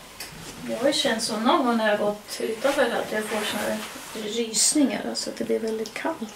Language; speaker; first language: Swedish; native; Swedish